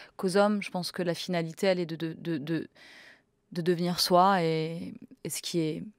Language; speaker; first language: French; native; French